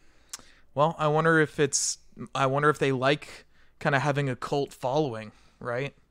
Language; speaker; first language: English; native; English